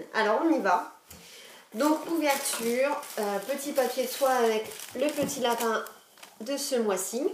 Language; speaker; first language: French; native; French